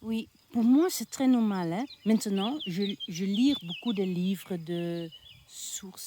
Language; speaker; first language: French; non-native, learner; Dutch